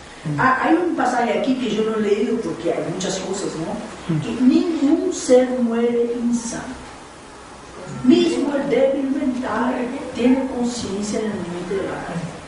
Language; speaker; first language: Spanish; non-native, fluent; Portuguese